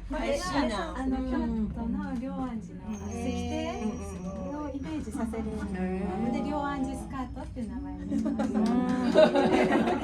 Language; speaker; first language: Japanese; native; Japanese